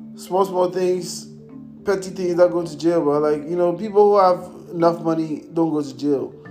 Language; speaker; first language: English; non-native, local second language; Akan